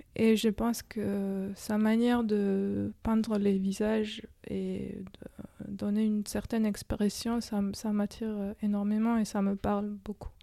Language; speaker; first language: French; non-native, fluent; Georgian